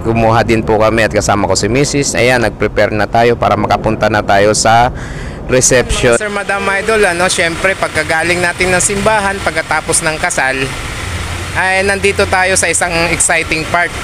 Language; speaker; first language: Filipino; non-native, local second language; Bikol